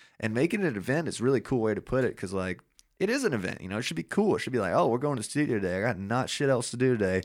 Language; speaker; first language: English; native; English